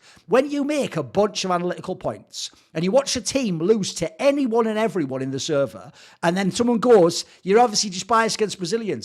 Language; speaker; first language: English; native; English